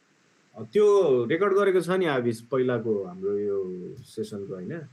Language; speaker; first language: Nepali; native; Nepali